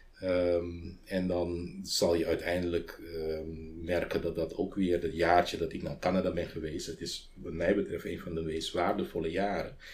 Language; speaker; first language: Dutch; non-native, local second language; Papiamento